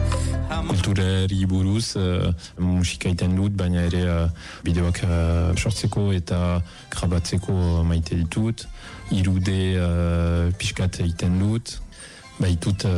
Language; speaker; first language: Basque; non-native, fluent; Italian